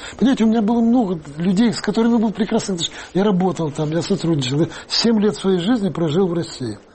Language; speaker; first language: Russian; non-native, local second language; Ukrainian